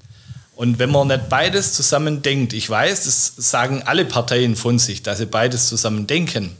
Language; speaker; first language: German; native; German